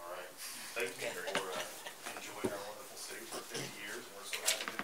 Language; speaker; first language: English; native; English